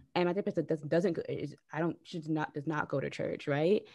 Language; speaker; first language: English; native; English